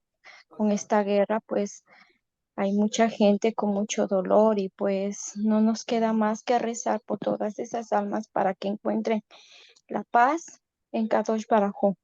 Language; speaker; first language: Spanish; native; Spanish